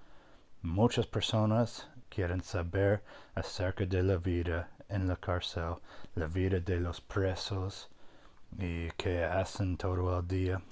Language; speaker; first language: Spanish; non-native, fluent; English